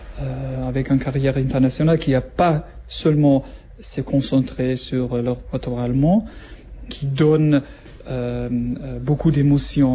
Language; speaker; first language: French; non-native, learner; German